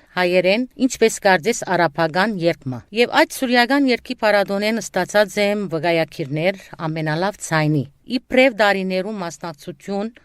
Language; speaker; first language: Armenian; early bilingual, heritage; Armenian